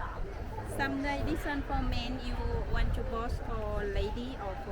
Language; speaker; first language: English; non-native, learner; Vietnamese